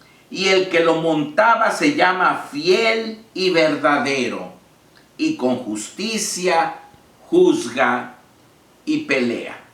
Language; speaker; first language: Spanish; native; Spanish